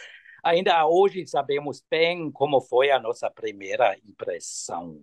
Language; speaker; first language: Portuguese; non-native, fluent; German